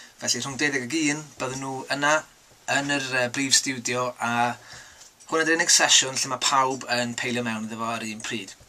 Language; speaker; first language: Welsh; native; Welsh